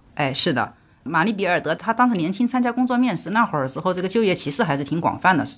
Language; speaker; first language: Chinese; native; Chinese